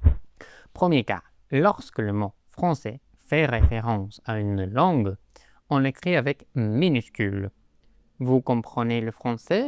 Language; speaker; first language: French; non-native, fluent; Spanish